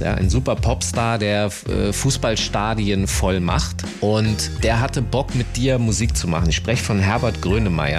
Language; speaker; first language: German; native; German